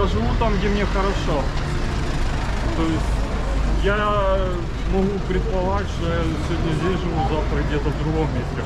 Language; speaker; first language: Russian; native; Russian